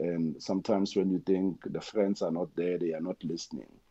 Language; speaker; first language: English; non-native, local second language; Tswana